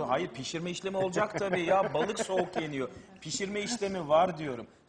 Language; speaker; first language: Turkish; native; Turkish